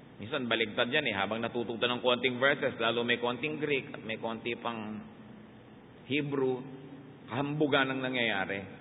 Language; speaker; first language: Filipino; native; Filipino